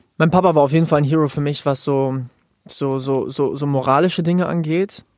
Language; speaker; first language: German; native; German